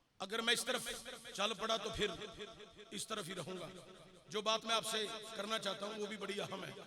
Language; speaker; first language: Urdu; non-native, local second language; Punjabi